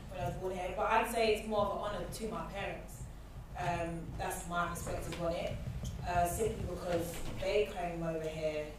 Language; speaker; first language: English; native; English